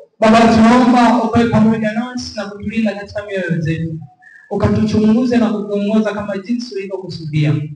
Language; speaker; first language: Swahili; native; Swahili